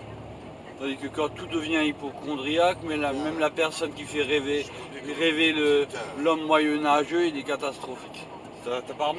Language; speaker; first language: French; native; French